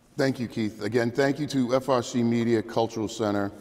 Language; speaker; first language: English; native; English